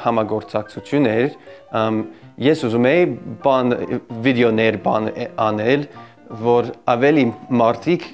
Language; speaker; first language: Armenian; non-native, learner; English